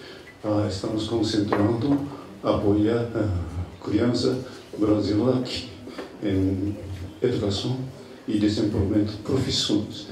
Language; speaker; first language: Portuguese; non-native, learner; Japanese